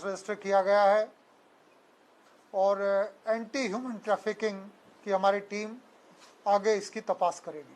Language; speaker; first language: Hindi; non-native, local second language; Gujarati